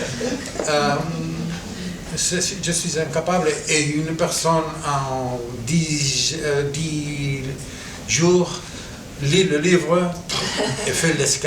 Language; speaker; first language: French; non-native, fluent; Catalan